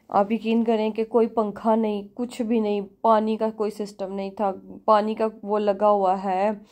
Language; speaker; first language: Urdu; native; Urdu